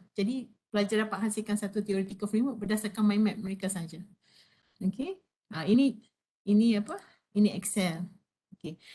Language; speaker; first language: Malay; native; Malay